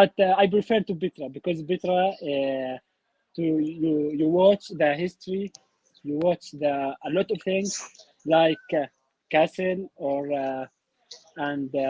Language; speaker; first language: English; non-native, learner; Arabic